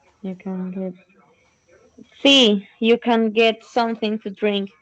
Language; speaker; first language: English; non-native, learner; Spanish